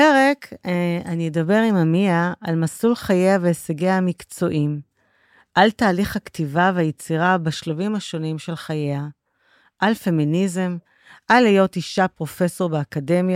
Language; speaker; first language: Hebrew; native; Hebrew